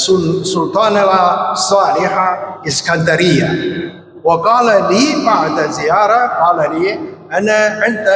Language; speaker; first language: Arabic; non-native, fluent; Chinese